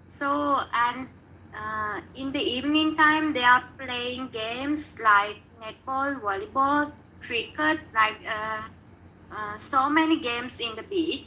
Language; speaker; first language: English; non-native, learner; Sinhala